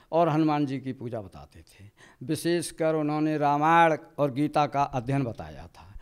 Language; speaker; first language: Hindi; native; Hindi